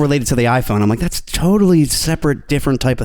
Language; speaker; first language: English; native; English